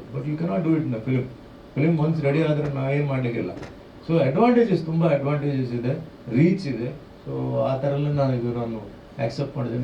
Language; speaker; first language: Kannada; non-native, local second language; Tulu